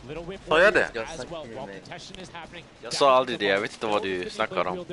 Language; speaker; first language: Swedish; early bilingual, other home language; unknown